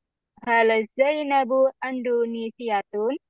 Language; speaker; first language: Arabic; non-native, learner; Indonesian